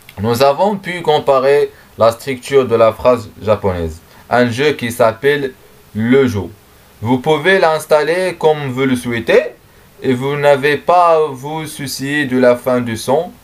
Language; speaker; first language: French; non-native, learner; Arabic